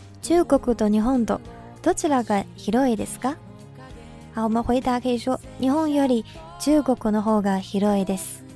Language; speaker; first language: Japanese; non-native, fluent; Chinese